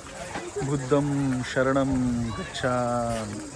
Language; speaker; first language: Kannada; native; Kannada